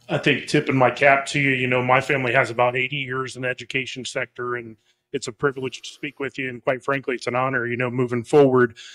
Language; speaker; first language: English; native; English